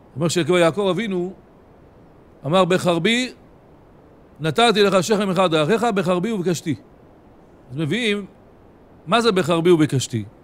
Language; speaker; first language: Hebrew; native; Hebrew